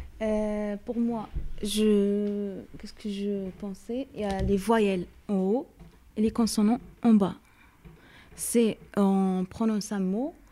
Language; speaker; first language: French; non-native, learner; Arabic